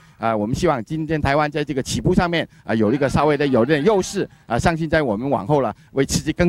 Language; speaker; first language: Chinese; native; Chinese